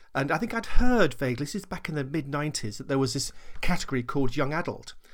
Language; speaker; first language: English; native; English